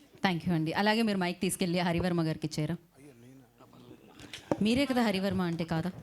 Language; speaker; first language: Telugu; native; Telugu